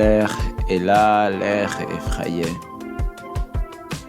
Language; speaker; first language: French; non-native, learner; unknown